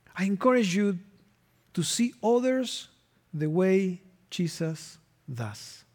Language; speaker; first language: English; non-native, fluent; Spanish